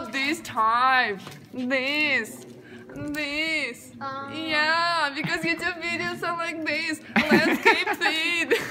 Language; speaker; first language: English; non-native, learner; Russian